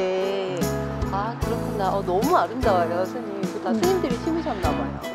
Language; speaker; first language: Korean; native; Korean